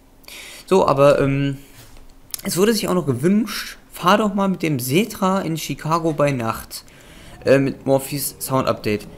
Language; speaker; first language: German; native; German